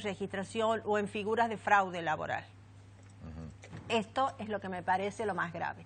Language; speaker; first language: Spanish; native; Spanish